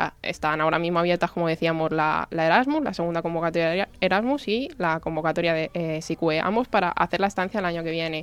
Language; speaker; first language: Spanish; native; Spanish